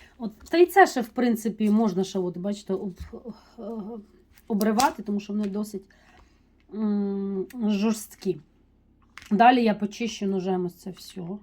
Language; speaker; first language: Ukrainian; non-native, local second language; Russian